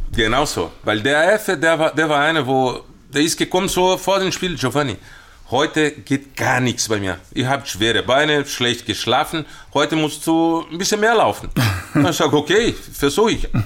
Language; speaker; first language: German; non-native, fluent; Portuguese